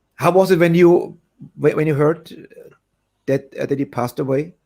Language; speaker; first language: English; non-native, fluent; German